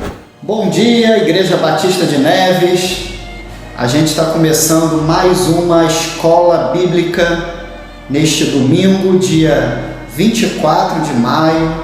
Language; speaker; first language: Portuguese; native; Portuguese